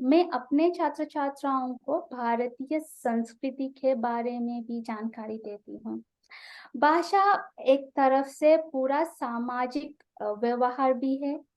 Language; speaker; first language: Hindi; non-native, fluent; Sinhala